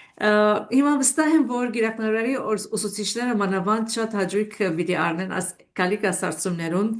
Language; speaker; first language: Armenian; native; Armenian